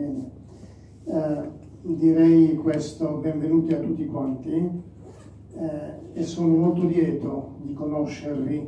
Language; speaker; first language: Italian; non-native, fluent; Arabic